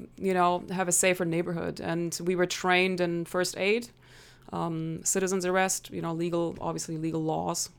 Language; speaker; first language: English; non-native, fluent; German